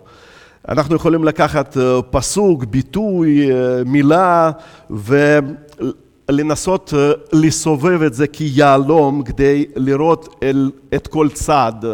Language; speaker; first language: Hebrew; non-native, fluent; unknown